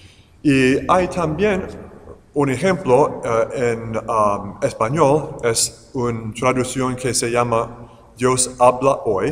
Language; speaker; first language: Spanish; non-native, fluent; English